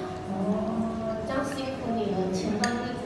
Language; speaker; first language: Chinese; native; Chinese